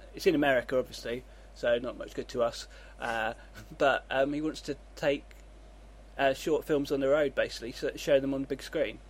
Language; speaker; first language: English; native; English